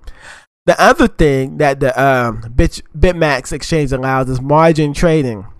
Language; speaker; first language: English; native; English